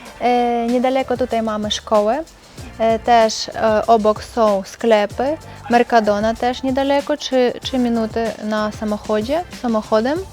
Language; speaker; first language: Polish; non-native, fluent; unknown